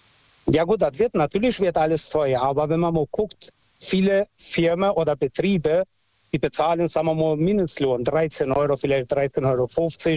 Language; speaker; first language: German; non-native, local second language; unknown